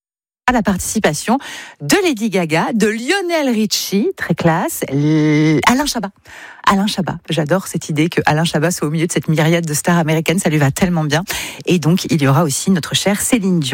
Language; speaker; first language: French; native; French